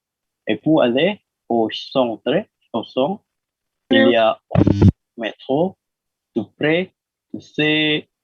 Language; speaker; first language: French; non-native, learner; Indonesian